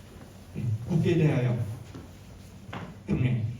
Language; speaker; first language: Korean; native; Korean